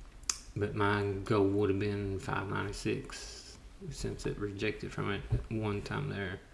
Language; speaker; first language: English; native; English